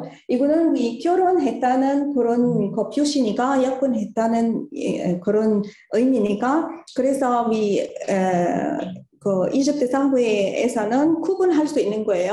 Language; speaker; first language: Korean; non-native, learner; Arabic